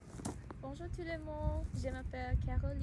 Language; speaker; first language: French; non-native, learner; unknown